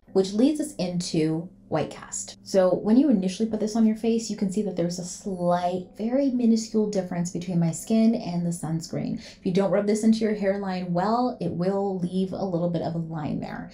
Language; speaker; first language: English; native; English